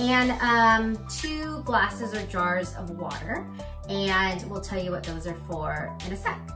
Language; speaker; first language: English; native; English